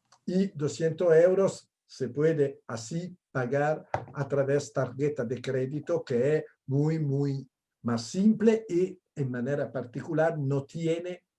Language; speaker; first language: Spanish; non-native, fluent; Italian